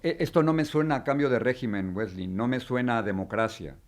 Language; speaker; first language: Spanish; native; Spanish